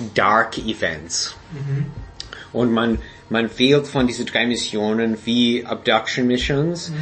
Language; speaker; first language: German; non-native, fluent; English